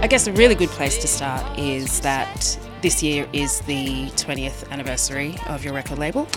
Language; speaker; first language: English; native; English